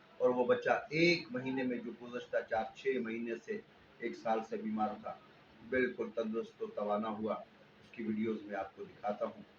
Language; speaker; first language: Urdu; non-native, local second language; Sindhi